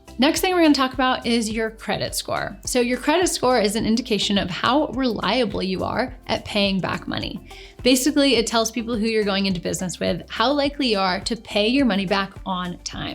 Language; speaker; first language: English; native; English